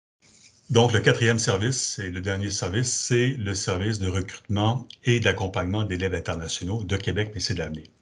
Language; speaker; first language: French; native; French